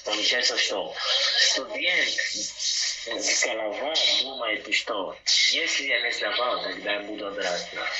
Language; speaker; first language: Russian; non-native, learner; Portuguese